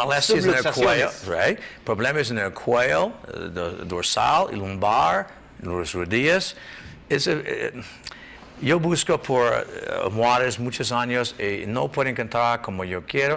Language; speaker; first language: Spanish; non-native, learner; English